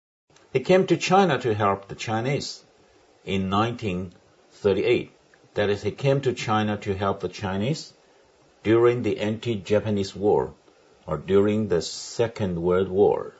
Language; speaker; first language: English; non-native, fluent; Chinese